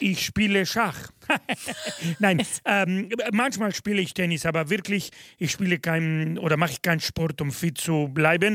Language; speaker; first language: German; non-native, fluent; Spanish